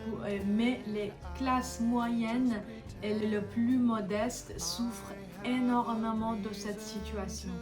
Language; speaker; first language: French; non-native, fluent; Persian